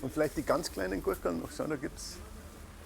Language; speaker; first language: German; native; German